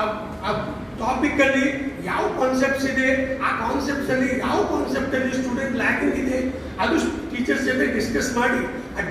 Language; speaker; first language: Kannada; non-native, learner; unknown